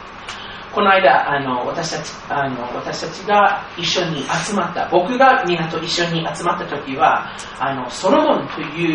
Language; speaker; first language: Japanese; non-native, fluent; English